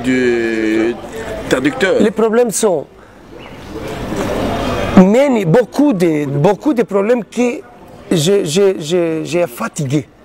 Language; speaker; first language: French; non-native, learner; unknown